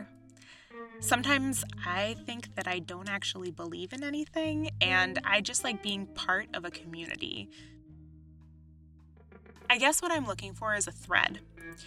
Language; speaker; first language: English; native; English